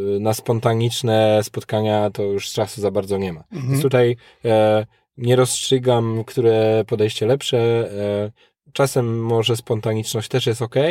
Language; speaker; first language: Polish; native; Polish